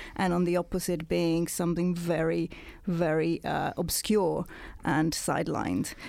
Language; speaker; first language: English; non-native, fluent; Italian